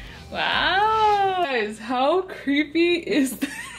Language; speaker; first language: English; early bilingual, other home language; Spanish